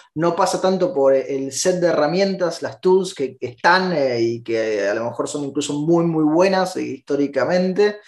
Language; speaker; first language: Spanish; non-native, fluent; German